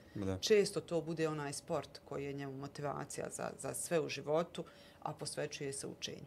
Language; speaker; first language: Bosnian; native; Bosnian